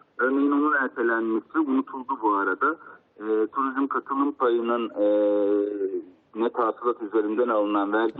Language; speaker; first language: Turkish; native; Turkish